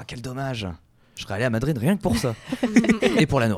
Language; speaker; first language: French; native; French